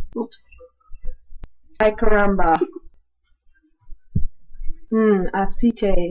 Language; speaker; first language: Spanish; non-native, learner; English